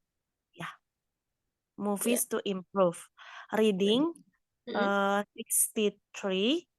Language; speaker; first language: English; non-native, learner; Indonesian